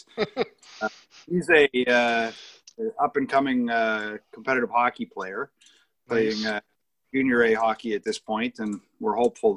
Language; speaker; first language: English; native; English